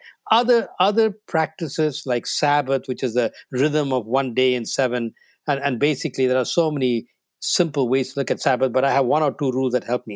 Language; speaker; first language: English; non-native, local second language; Tamil